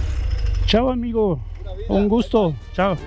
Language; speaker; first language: Spanish; non-native, learner; French